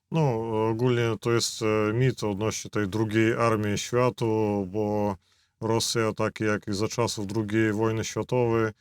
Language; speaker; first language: Polish; non-native, fluent; Belarusian